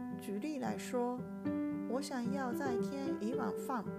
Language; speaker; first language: Chinese; non-native, learner; Japanese